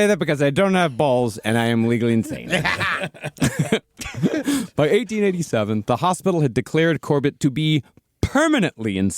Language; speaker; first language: English; native; English